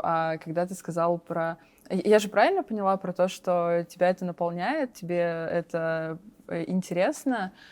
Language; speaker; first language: Russian; native; Russian